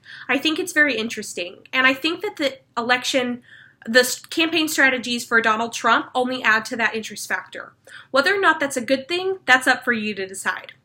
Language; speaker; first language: English; native; English